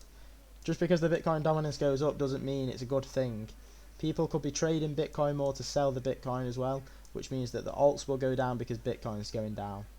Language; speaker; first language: English; native; English